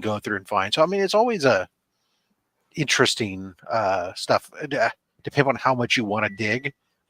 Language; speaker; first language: English; native; English